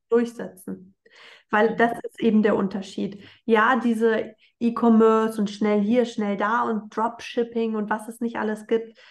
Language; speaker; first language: German; native; German